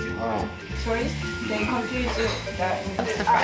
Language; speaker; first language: English; non-native, learner; Korean